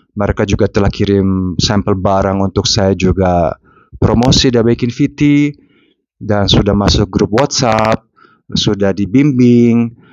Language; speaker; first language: Indonesian; non-native, fluent; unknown